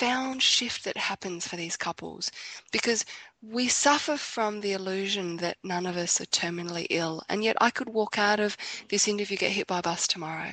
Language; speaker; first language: English; native; English